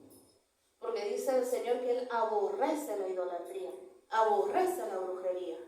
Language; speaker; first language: Spanish; native; Spanish